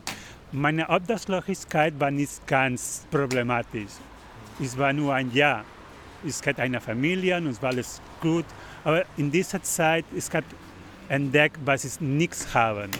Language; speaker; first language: German; non-native, learner; Spanish